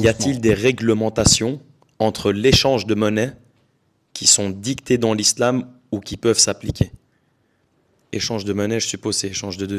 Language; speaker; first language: French; native; French